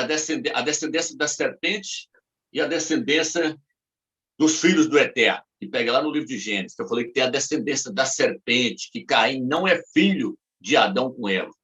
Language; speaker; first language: Portuguese; native; Portuguese